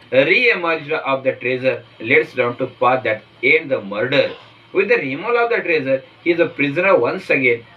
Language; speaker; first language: English; non-native, local second language; Marathi